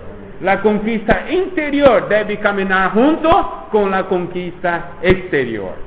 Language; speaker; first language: Spanish; non-native, fluent; Portuguese